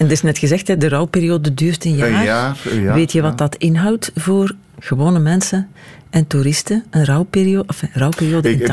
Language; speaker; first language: Dutch; native; Dutch